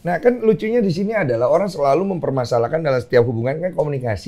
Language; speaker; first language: Indonesian; native; Indonesian